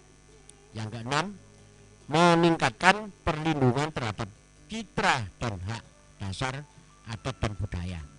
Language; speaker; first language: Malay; non-native, local second language; Javanese